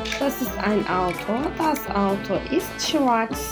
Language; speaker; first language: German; non-native, learner; Turkish